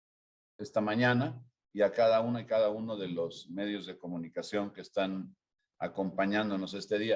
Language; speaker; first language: Spanish; native; Spanish